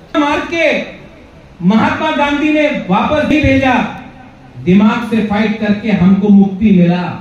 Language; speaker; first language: Hindi; non-native, local second language; Kok Borok